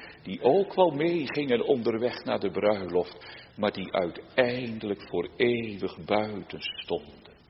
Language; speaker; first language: Dutch; native; Dutch